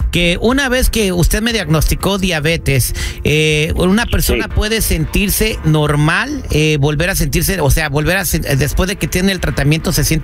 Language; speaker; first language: Spanish; native; Spanish